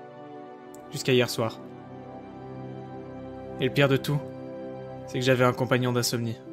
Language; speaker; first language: French; native; French